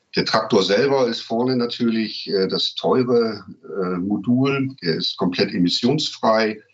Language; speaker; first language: German; native; German